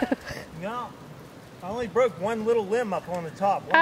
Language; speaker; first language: English; native; English